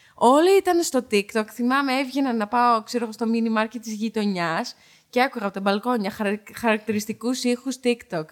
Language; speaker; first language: Greek; early bilingual, heritage; Dutch